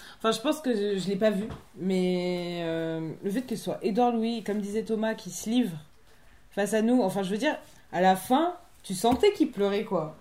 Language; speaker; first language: French; native; French